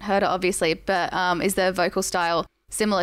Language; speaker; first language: English; native; English